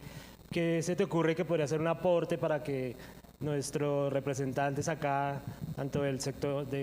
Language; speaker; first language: Spanish; native; Spanish